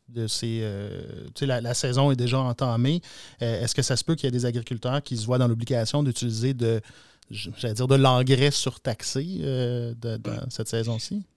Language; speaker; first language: French; native; French